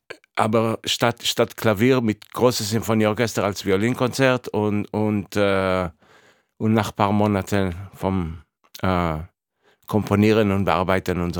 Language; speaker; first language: German; non-native, fluent; Hebrew